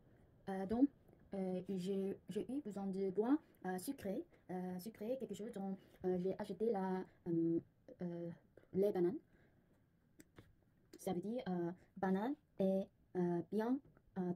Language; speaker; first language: French; non-native, learner; Korean